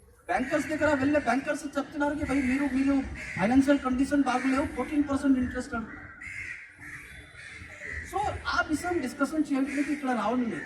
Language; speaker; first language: Telugu; non-native, local second language; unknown